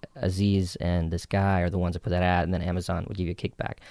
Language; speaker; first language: English; native; English